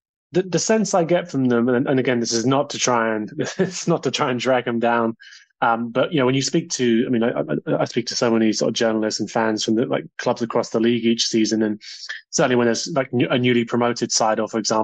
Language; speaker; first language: English; native; English